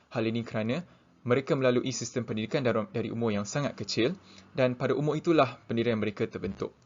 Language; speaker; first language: Malay; native; Malay